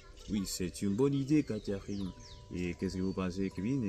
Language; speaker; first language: French; non-native, learner; Spanish